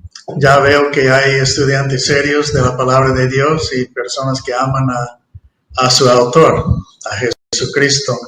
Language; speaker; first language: Spanish; non-native, fluent; English